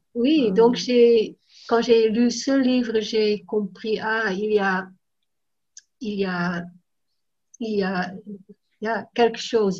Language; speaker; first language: French; non-native, fluent; Dutch